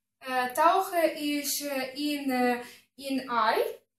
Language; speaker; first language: German; non-native, learner; Russian